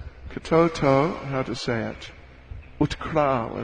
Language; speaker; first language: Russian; non-native, learner; English